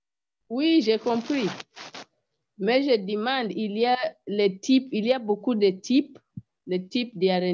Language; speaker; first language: French; non-native, learner; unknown